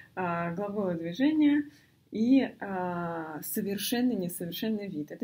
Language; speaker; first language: Russian; native; Russian